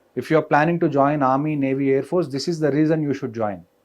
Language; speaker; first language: English; non-native, local second language; Telugu